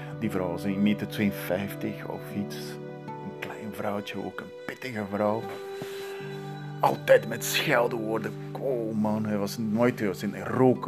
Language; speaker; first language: Dutch; non-native, learner; Portuguese